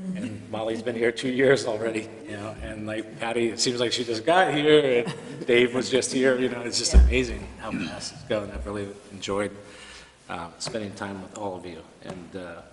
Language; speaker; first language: English; native; English